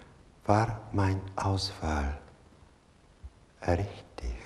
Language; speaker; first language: German; non-native, fluent; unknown